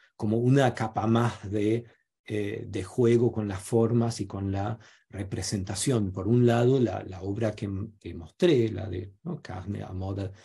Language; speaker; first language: Spanish; non-native, fluent; German